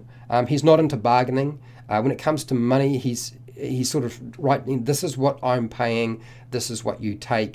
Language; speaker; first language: English; native; English